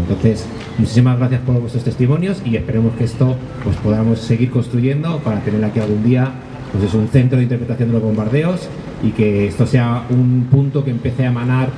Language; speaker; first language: Spanish; native; Spanish